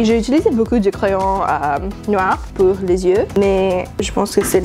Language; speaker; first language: French; non-native, learner; English